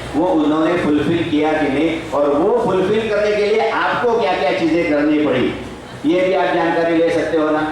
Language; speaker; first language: Hindi; non-native, local second language; Marathi